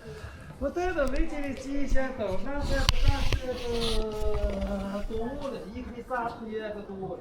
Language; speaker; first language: Russian; non-native, learner; Chinese